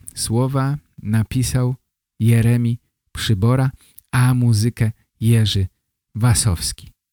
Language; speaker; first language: Polish; native; Polish